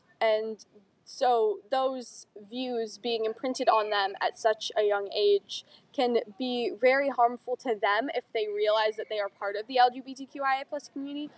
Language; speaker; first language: English; native; English